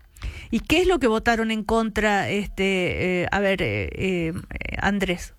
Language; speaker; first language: Spanish; native; Spanish